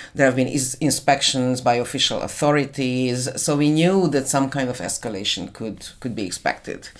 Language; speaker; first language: English; non-native, fluent; Hungarian